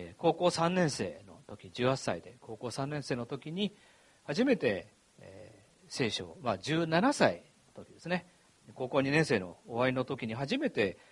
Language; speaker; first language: Japanese; native; Japanese